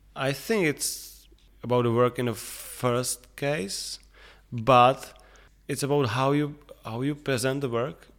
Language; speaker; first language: English; non-native, fluent; Czech